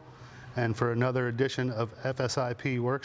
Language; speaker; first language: English; native; English